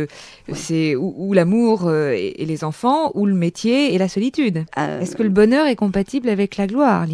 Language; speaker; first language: French; native; French